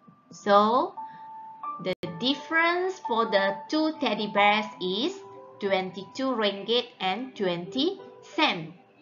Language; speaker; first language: English; non-native, local second language; Malay